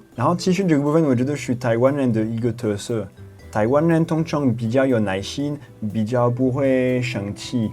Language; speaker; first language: Chinese; non-native, fluent; French